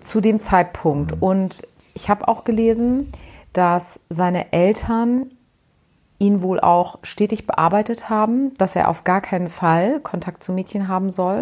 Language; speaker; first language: German; native; German